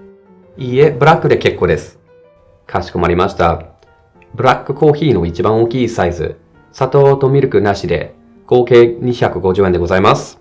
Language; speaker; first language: Japanese; non-native, fluent; English